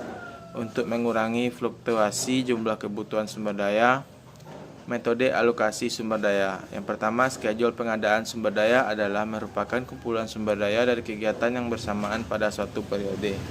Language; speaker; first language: Indonesian; native; Indonesian